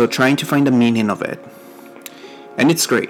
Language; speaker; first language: English; non-native, fluent; Spanish